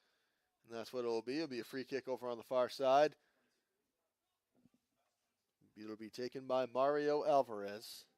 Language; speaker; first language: English; native; English